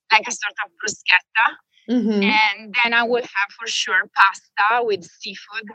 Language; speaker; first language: English; non-native, fluent; Italian